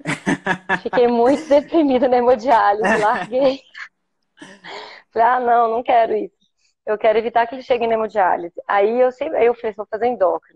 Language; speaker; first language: Portuguese; native; Portuguese